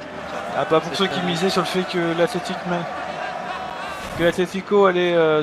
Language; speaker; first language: French; native; French